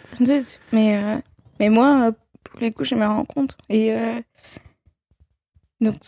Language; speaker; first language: French; non-native, fluent; Spanish